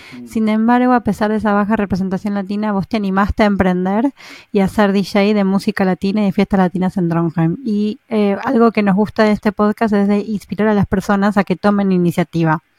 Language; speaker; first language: Spanish; native; Spanish